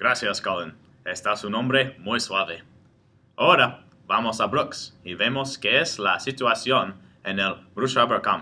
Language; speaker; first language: Spanish; non-native, learner; English